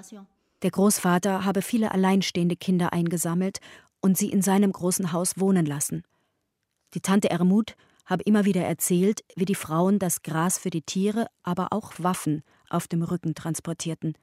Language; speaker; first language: German; native; German